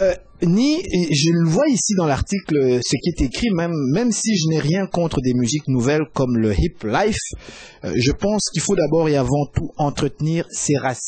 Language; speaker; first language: French; native; French